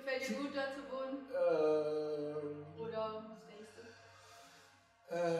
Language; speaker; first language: German; native; German